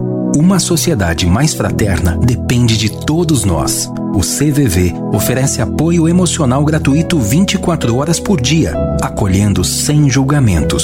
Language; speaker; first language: Portuguese; native; Portuguese